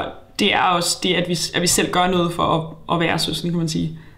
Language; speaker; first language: Danish; native; Danish